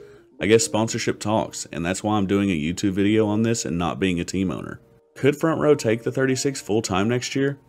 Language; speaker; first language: English; native; English